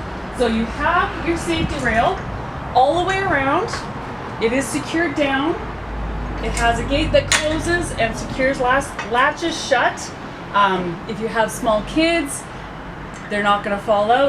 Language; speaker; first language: English; native; English